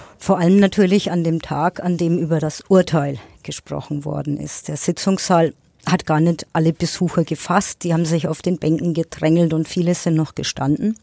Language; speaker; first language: German; native; German